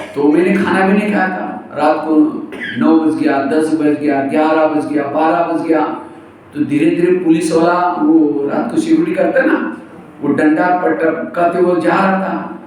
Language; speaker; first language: Hindi; non-native, local second language; Marathi